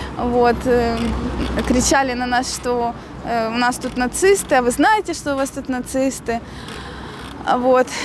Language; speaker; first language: Russian; native; Russian